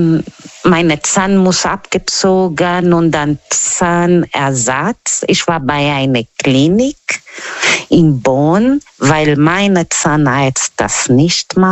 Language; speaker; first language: German; non-native, learner; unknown